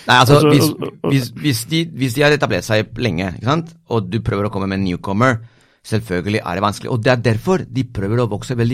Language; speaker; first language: Norwegian; non-native, fluent; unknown